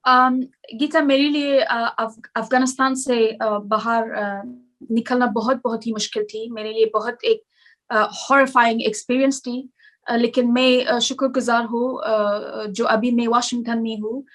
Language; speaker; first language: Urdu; non-native, learner; Persian